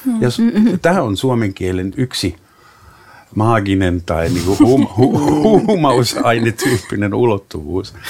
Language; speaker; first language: Finnish; non-native, fluent; German